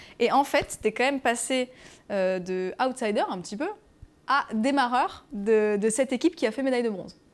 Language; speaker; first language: French; native; French